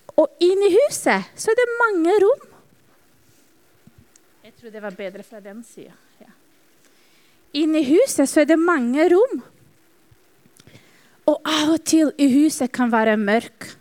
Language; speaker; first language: Norwegian; non-native, fluent; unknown